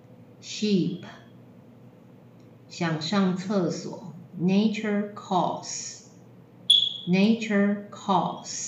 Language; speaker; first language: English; non-native, fluent; Chinese